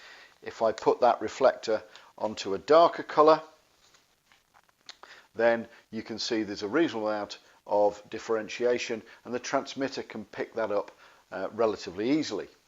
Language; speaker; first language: English; native; English